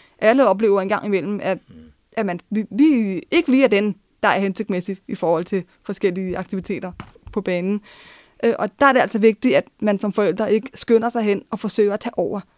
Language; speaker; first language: Danish; early bilingual, other home language; Turkish